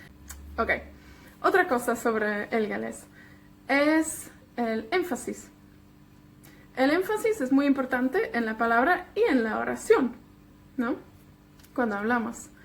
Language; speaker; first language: Spanish; non-native, fluent; Welsh